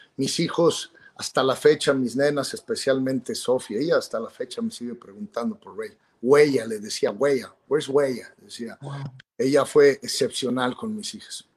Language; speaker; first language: Spanish; native; Spanish